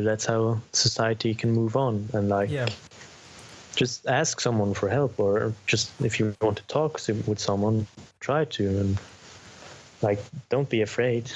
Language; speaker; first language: English; non-native, fluent; Norwegian